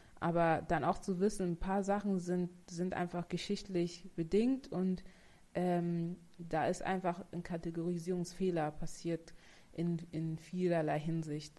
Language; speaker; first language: German; native; German